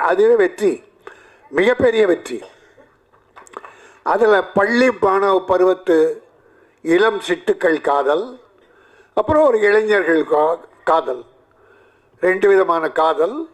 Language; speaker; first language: Tamil; native; Tamil